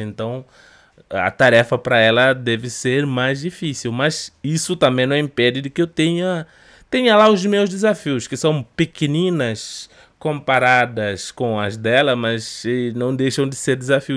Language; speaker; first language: Portuguese; non-native, fluent; Upper Guinea Crioulo